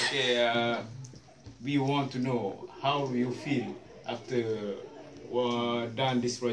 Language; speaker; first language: English; non-native, learner; Malay